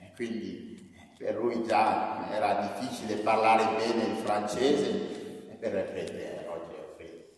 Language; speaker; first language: Italian; non-native, fluent; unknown